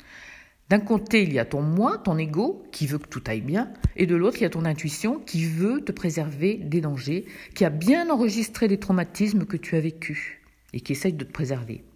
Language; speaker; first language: French; native; French